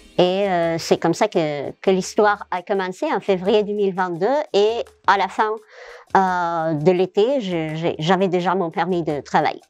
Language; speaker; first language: French; non-native, fluent; Spanish